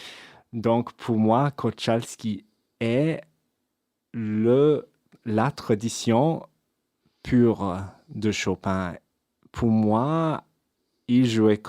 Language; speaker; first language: French; non-native, fluent; English